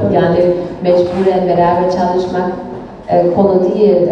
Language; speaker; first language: Turkish; non-native, fluent; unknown